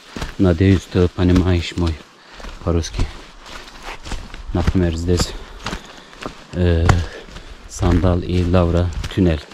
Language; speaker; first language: Russian; non-native, learner; Turkish